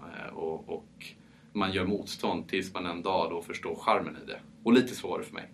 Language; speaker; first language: Swedish; early bilingual, heritage; Swedish